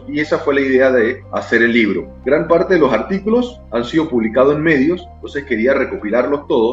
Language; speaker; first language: Spanish; native; Spanish